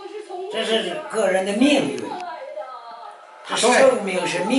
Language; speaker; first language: Chinese; native; Chinese